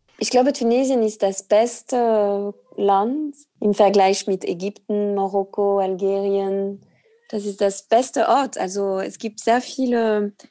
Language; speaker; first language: German; non-native, fluent; Arabic